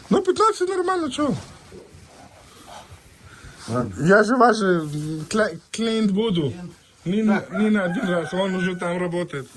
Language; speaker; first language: Russian; non-native, learner; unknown